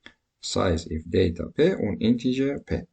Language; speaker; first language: German; non-native, learner; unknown